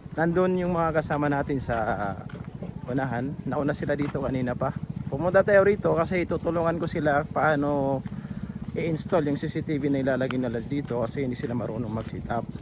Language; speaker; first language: Filipino; non-native, local second language; Maranao